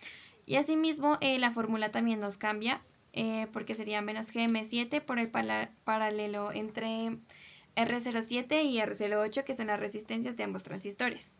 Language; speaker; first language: Spanish; native; Spanish